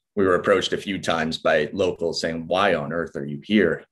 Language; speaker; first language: English; native; English